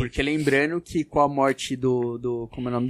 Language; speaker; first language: Portuguese; native; Portuguese